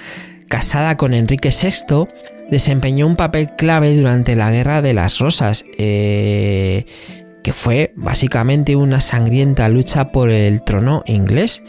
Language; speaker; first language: Spanish; native; Spanish